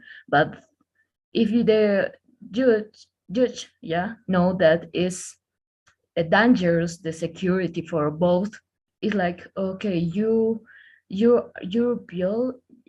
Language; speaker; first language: English; non-native, learner; Spanish